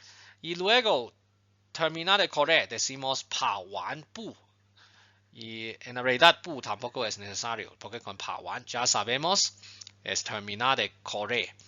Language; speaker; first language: Spanish; non-native, fluent; Chinese